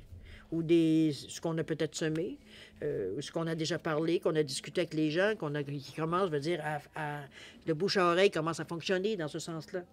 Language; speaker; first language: French; native; French